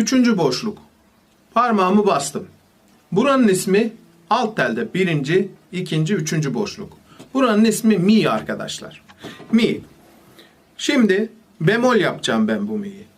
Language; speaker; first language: Turkish; native; Turkish